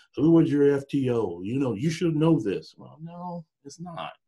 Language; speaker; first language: English; native; English